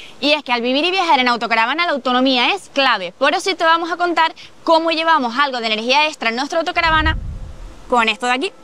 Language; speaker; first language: Spanish; native; Spanish